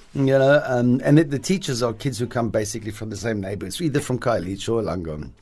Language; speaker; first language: English; native; English